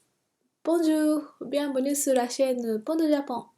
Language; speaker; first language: French; non-native, fluent; Japanese